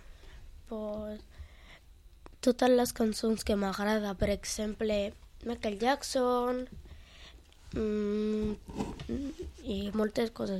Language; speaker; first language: Catalan; non-native, local second language; Spanish